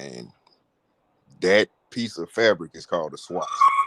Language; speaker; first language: English; native; English